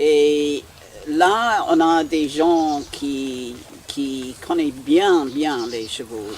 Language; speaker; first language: French; non-native, fluent; English